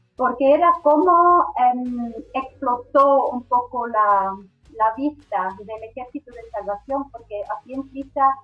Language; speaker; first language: Spanish; non-native, fluent; Swiss German